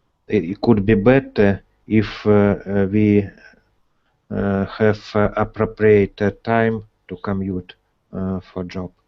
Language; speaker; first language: English; non-native, learner; Russian